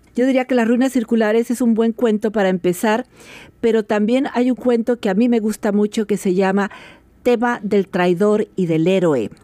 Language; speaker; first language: Spanish; native; Spanish